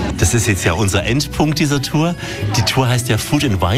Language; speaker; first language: German; native; German